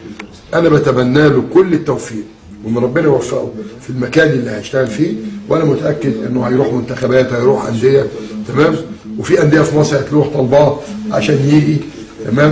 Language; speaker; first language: Arabic; native; Arabic